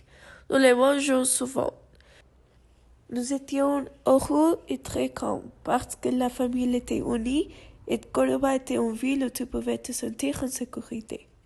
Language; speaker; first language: French; non-native, learner; Spanish